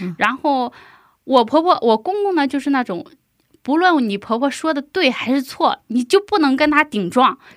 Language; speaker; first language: Chinese; native; Chinese